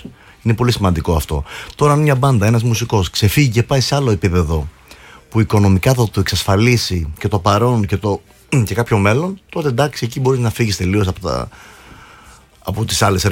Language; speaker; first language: Greek; native; Greek